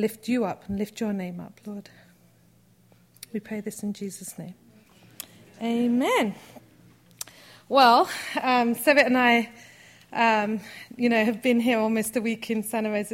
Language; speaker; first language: English; native; English